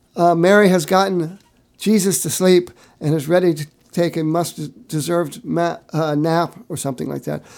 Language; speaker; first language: English; native; English